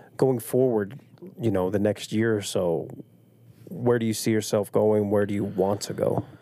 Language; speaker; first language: English; native; English